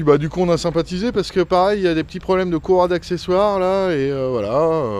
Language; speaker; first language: French; native; French